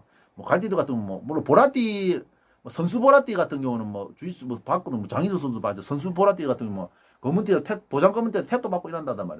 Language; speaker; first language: Korean; native; Korean